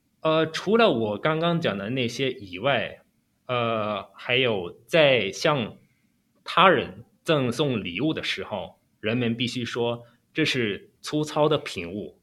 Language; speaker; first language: Chinese; non-native, fluent; Japanese